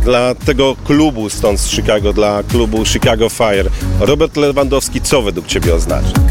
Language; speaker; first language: Polish; native; Polish